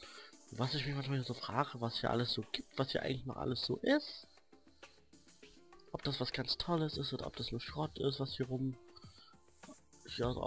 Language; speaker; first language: German; native; German